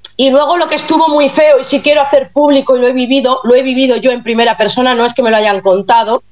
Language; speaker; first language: Spanish; native; Spanish